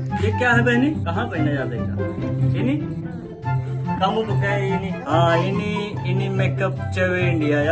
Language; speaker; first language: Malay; non-native, learner; Urdu